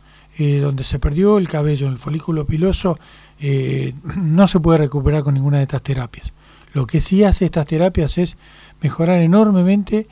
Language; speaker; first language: Spanish; native; Spanish